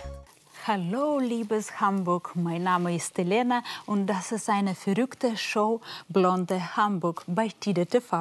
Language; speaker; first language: German; non-native, learner; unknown